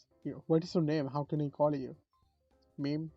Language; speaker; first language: English; non-native, learner; Bangla